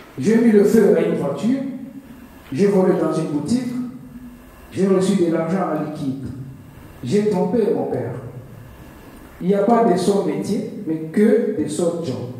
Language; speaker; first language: French; non-native, learner; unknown